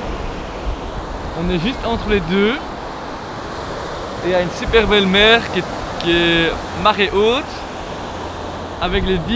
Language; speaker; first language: French; native; French